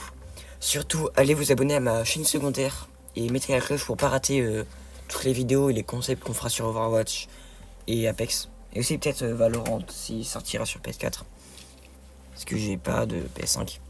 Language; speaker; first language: French; native; French